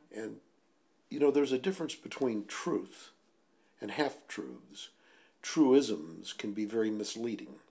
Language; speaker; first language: English; native; English